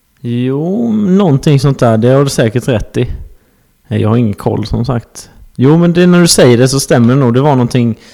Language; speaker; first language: Swedish; native; Swedish